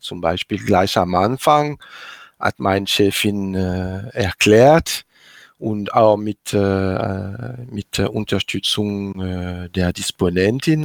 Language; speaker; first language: German; non-native, learner; French